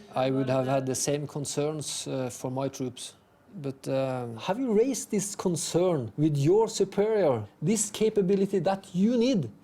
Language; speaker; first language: English; non-native, fluent; Norwegian